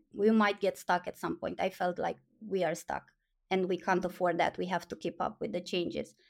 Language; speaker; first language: English; non-native, fluent; Romanian